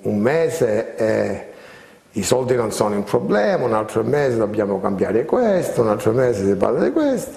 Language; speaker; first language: Italian; early bilingual, heritage; Italian